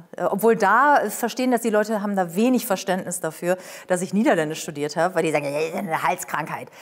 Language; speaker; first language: German; native; German